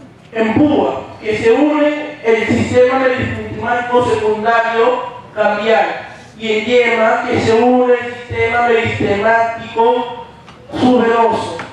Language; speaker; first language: Spanish; native; Spanish